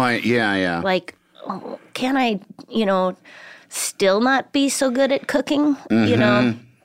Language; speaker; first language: English; native; English